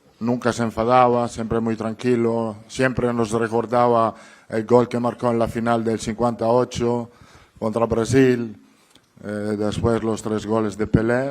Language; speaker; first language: Spanish; non-native, fluent; Italian